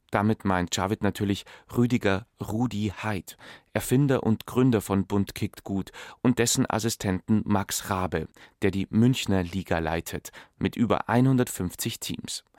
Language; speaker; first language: German; native; German